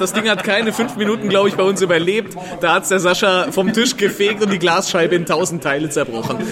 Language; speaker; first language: German; native; German